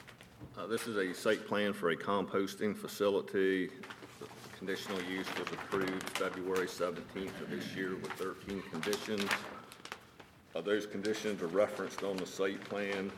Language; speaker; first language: English; native; English